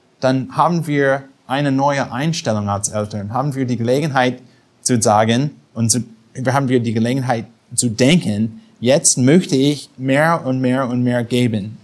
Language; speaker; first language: German; non-native, fluent; English